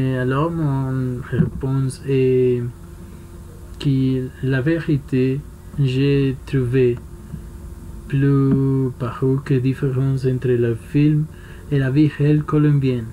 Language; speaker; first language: French; non-native, learner; Spanish